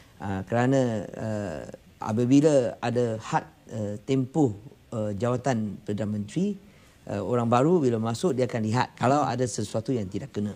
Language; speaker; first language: Malay; non-native, local second language; Chinese